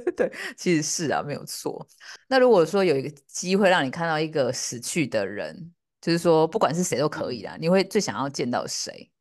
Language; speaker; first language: Chinese; native; Chinese